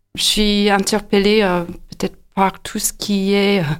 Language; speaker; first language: French; non-native, fluent; English